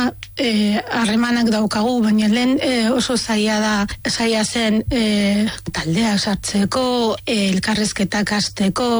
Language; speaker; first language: Basque; non-native, fluent; Arabic